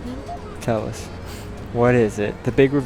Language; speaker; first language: English; native; English